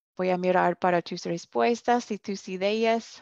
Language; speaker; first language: Spanish; non-native, fluent; English